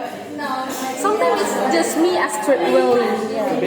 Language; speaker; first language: English; non-native, learner; Indonesian